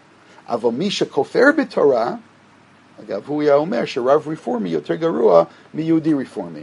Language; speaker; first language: Hebrew; non-native, fluent; English